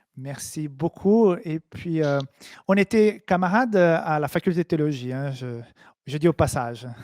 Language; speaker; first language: French; native; French